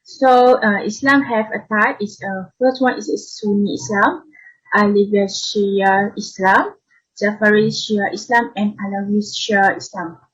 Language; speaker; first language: English; non-native, learner; Malay